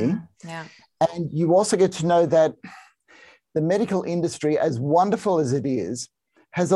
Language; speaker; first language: English; native; English